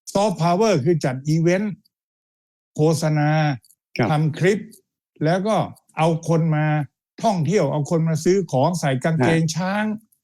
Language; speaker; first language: Thai; native; Thai